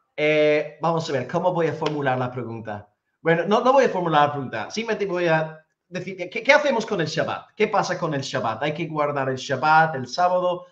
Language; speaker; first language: Spanish; non-native, fluent; English